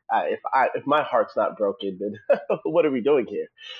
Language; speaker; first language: English; native; English